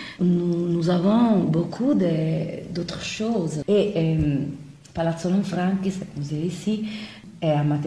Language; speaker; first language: French; non-native, fluent; Italian